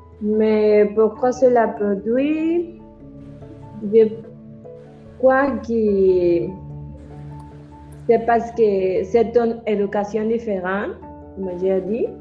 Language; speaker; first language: French; non-native, learner; Spanish